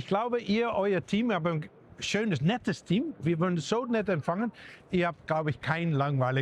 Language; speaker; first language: German; native; German